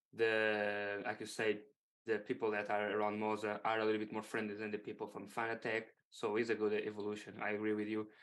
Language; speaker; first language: English; non-native, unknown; Portuguese